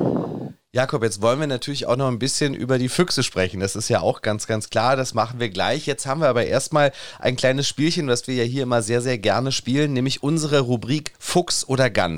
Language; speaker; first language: German; native; German